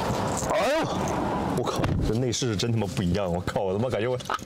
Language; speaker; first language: Chinese; native; Chinese